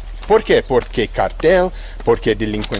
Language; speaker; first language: Spanish; non-native, learner; English